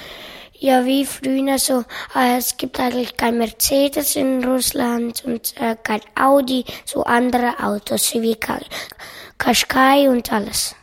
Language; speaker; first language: German; early bilingual, other home language; Russian